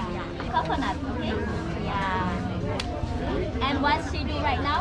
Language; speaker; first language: English; non-native, learner; Balinese